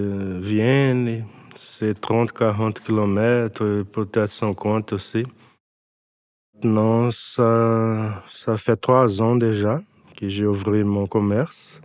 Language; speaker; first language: French; non-native, learner; Portuguese